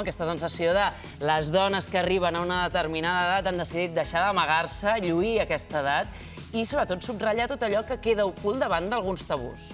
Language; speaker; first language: Catalan; native; Catalan